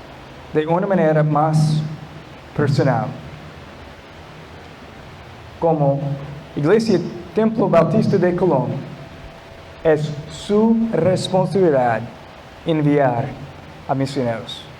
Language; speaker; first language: Spanish; non-native, fluent; English